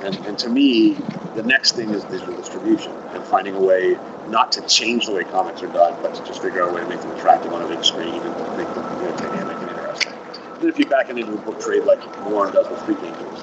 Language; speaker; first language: English; native; English